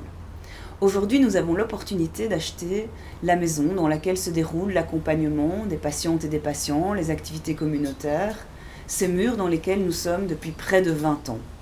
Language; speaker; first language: French; native; French